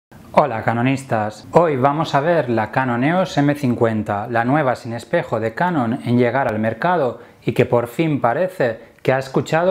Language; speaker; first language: Spanish; native; Spanish